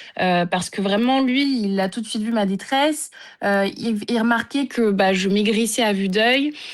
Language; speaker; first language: French; early bilingual, other home language; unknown